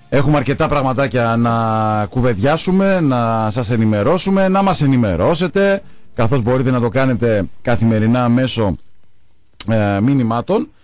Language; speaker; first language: Greek; native; Greek